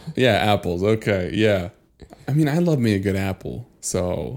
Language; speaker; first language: English; early bilingual, other home language; Spanish